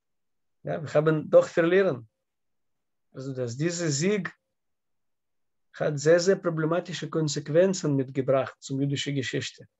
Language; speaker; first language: German; non-native, learner; Russian